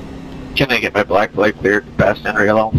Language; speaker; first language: English; native; English